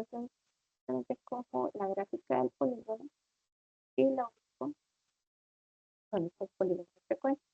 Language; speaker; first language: Spanish; native; Spanish